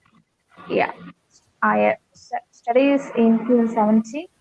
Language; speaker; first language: English; non-native, learner; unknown